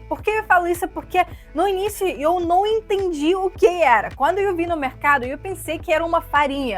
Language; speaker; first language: Portuguese; non-native, fluent; Russian